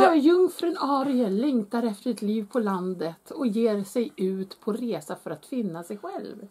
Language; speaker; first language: Swedish; native; Swedish